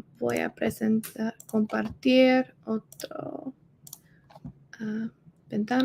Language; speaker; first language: Spanish; non-native, learner; English